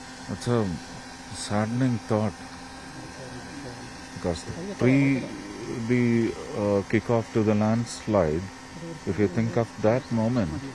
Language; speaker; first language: English; non-native, local second language; Malayalam